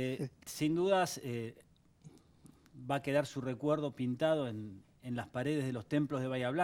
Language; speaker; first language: Spanish; native; Spanish